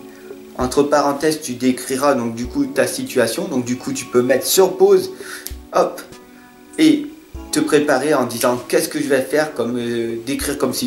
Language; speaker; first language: French; native; French